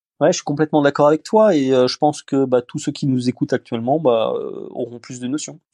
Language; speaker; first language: French; early bilingual, other home language; Romanian